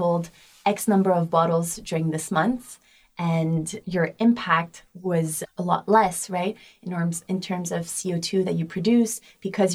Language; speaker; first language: English; native; English